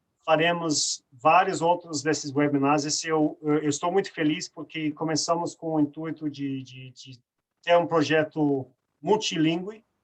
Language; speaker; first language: Portuguese; non-native, fluent; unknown